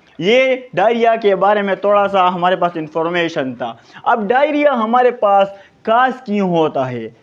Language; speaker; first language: Urdu; non-native, local second language; Pashto